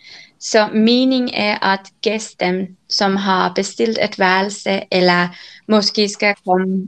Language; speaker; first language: Danish; non-native, fluent; Finnish